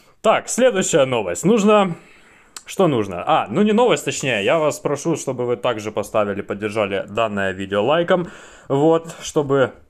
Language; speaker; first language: Russian; native; Russian